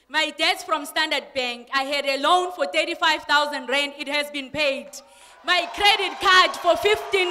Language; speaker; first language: English; non-native, local second language; Zulu